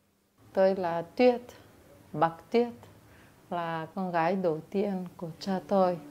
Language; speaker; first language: Vietnamese; early bilingual, heritage; Vietnamese